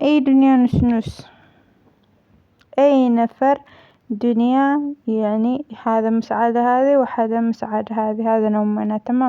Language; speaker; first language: Arabic; non-native, learner; Amharic